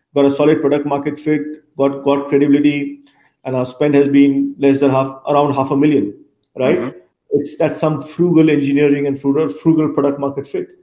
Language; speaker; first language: English; non-native, local second language; Bangla